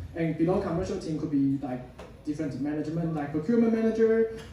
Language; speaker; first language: English; non-native, fluent; Chinese